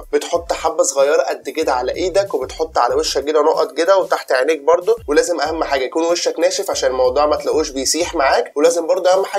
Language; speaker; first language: Arabic; native; Arabic